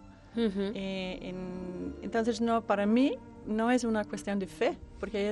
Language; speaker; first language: Spanish; non-native, fluent; Danish